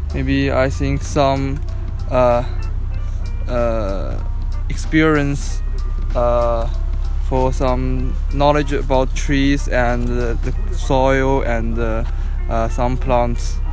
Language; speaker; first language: English; non-native, learner; Chinese